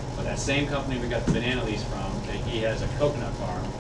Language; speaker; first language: English; native; English